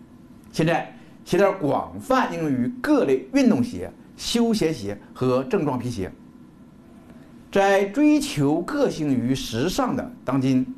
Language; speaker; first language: Chinese; native; Chinese